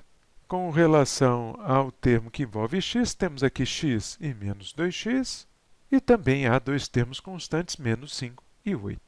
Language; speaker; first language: Portuguese; native; Portuguese